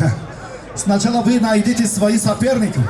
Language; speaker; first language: Russian; non-native, learner; Tajik